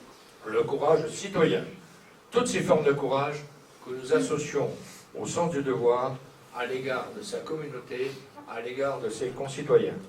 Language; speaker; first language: French; native; French